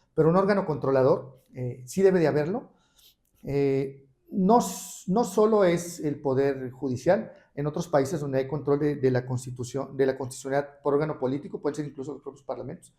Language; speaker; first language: Spanish; native; Spanish